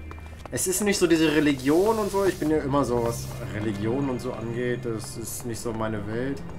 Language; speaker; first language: German; native; German